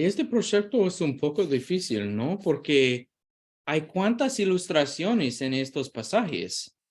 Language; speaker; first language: Spanish; non-native, fluent; English